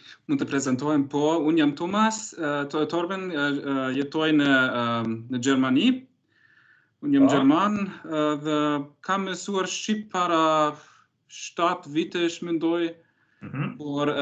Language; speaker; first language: Albanian; non-native, learner; German